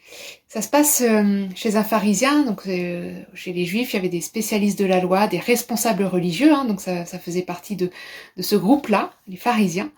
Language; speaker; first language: French; native; French